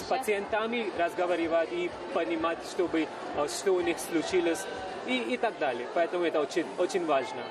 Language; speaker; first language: Russian; non-native, learner; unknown